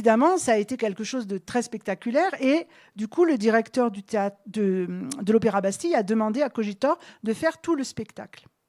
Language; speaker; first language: French; native; French